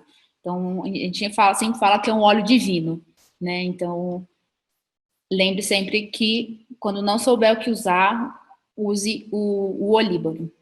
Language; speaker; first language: Portuguese; native; Portuguese